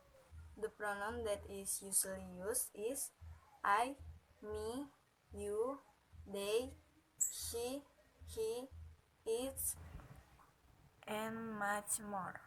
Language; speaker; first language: English; non-native, learner; Indonesian